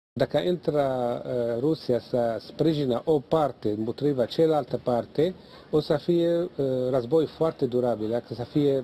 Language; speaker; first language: Romanian; non-native, fluent; Arabic